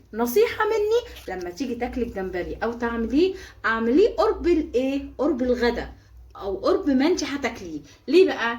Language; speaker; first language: Arabic; native; Arabic